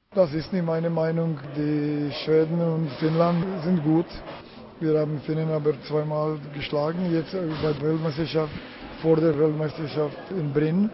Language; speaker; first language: German; non-native, learner; Czech